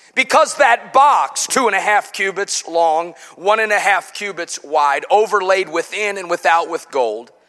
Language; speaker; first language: English; native; English